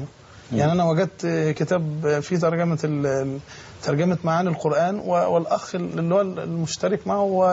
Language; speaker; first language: Arabic; native; Arabic